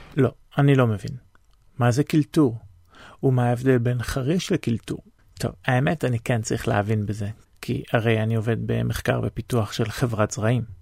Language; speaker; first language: Hebrew; native; Hebrew